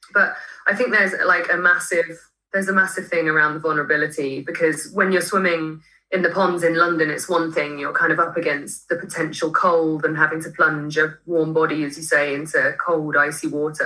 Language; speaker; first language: English; native; English